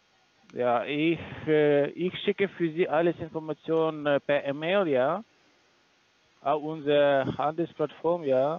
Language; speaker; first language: German; non-native, learner; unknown